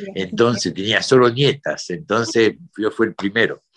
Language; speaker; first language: Spanish; non-native, fluent; French